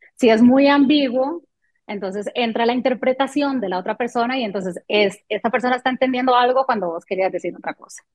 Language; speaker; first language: Spanish; early bilingual, other home language; French